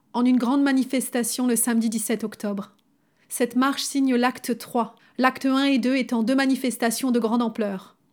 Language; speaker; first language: French; native; French